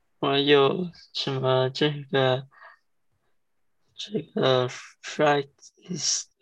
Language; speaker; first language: Chinese; early bilingual, heritage; Chinese